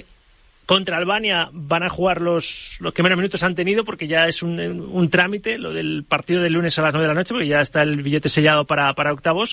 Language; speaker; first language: Spanish; native; Spanish